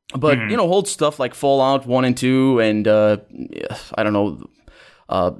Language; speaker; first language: English; non-native, fluent; Portuguese